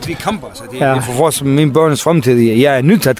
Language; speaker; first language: Danish; non-native, learner; Kurdish